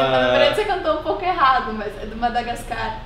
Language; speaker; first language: Portuguese; non-native, fluent; English